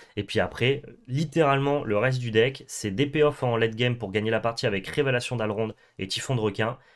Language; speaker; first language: French; native; French